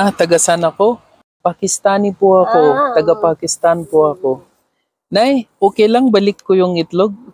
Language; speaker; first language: Filipino; non-native, learner; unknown